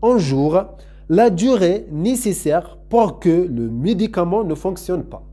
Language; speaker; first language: French; non-native, local second language; Arabic